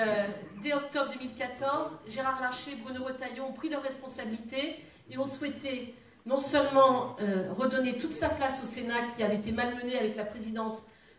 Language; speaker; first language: French; native; French